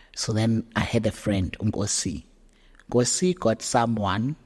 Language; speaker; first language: English; non-native, local second language; Zulu